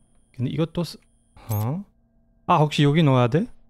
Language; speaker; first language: Korean; non-native, fluent; German